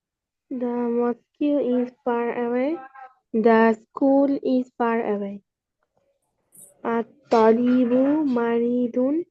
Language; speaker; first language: English; non-native, learner; Bangla